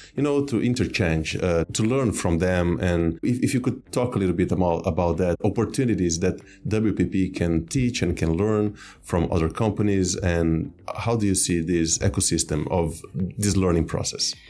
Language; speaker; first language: English; non-native, fluent; Portuguese